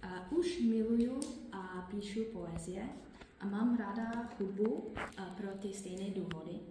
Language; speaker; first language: Czech; non-native, learner; English